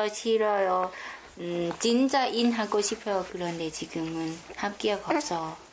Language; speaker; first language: Korean; non-native, learner; Thai